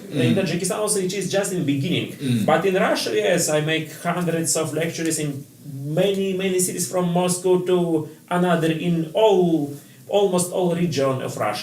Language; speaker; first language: English; non-native, learner; Russian